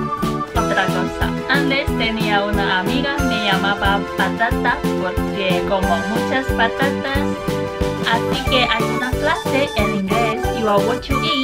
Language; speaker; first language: Spanish; non-native, fluent; Chinese